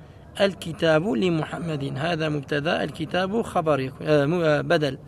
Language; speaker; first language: Arabic; non-native, fluent; French